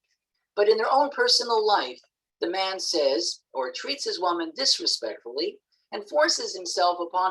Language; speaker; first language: English; native; English